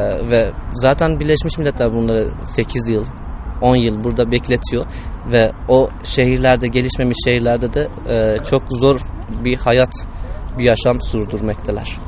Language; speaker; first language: Turkish; non-native, fluent; Persian